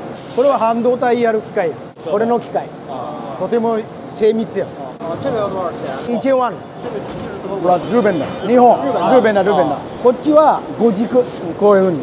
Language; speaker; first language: Japanese; non-native, local second language; Chinese